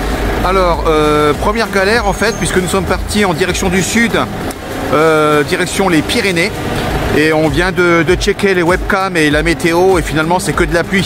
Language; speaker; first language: French; native; French